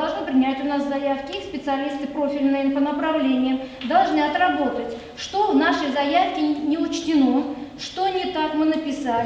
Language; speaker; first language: Russian; native; Russian